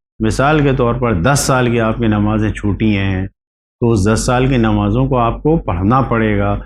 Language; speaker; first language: Urdu; native; Urdu